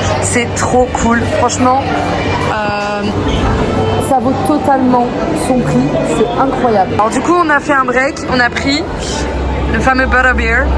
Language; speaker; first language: French; native; French